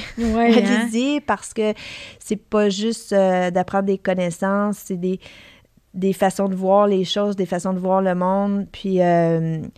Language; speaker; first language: French; native; French